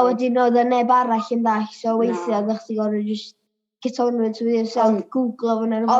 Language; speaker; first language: Welsh; native; Welsh